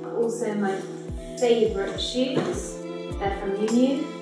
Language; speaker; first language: English; native; English